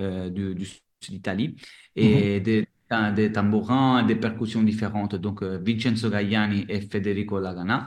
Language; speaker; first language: French; non-native, fluent; Italian